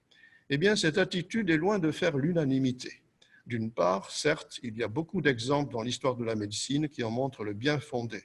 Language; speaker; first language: French; native; French